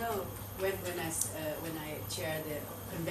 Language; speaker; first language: English; non-native, fluent; Indonesian